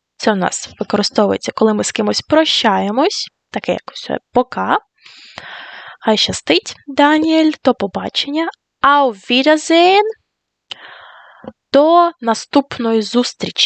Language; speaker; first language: Ukrainian; native; Ukrainian